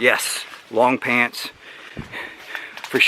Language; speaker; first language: English; native; English